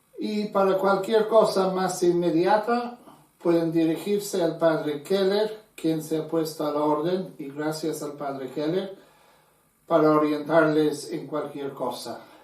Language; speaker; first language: Spanish; non-native, fluent; English